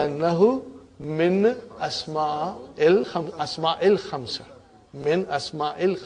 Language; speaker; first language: Arabic; non-native, fluent; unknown